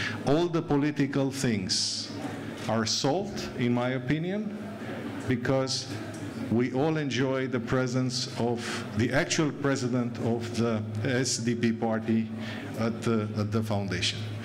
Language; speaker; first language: English; non-native, fluent; Romanian